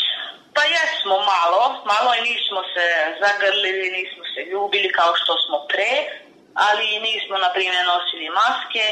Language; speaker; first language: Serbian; non-native, local second language; Hungarian